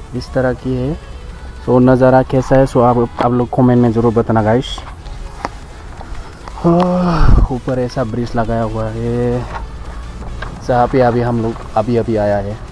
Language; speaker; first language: Hindi; non-native, local second language; Bodo